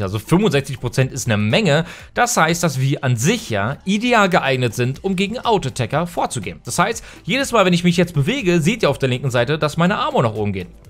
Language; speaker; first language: German; native; German